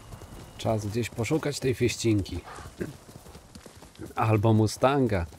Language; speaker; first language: Polish; native; Polish